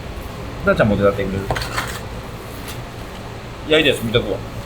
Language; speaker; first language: Japanese; native; Japanese